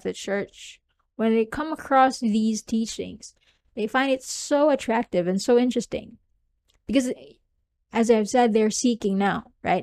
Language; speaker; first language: English; non-native, local second language; Cebuano